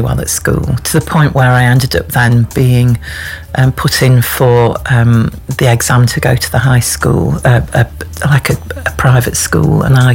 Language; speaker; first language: English; native; English